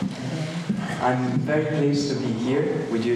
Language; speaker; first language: English; non-native, fluent; Italian